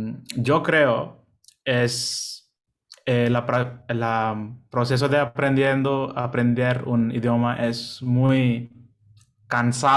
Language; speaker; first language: Spanish; non-native, learner; Hindi